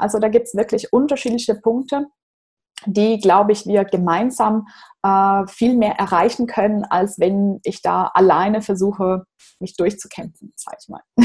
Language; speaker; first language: German; non-native, fluent; Portuguese